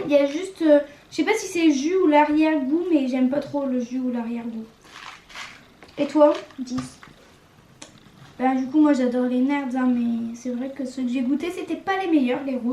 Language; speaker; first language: French; native; French